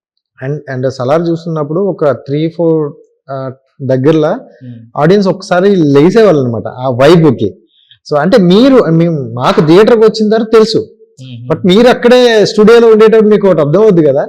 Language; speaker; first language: Telugu; native; Telugu